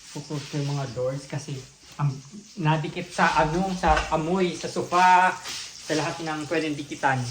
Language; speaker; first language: Filipino; non-native, local second language; Bikol